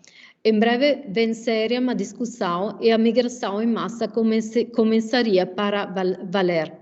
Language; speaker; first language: Portuguese; non-native, fluent; Italian